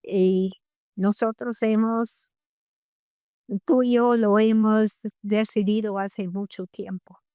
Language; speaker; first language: Spanish; non-native, fluent; English